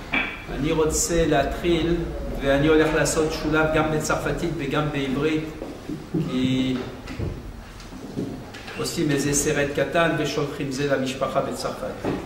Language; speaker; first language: Hebrew; non-native, fluent; French